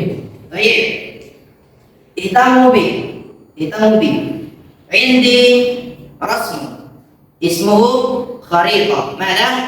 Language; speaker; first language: Arabic; non-native, fluent; Indonesian